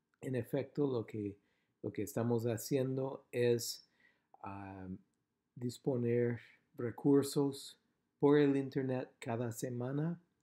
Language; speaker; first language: Spanish; non-native, fluent; English